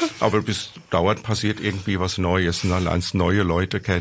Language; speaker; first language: German; native; German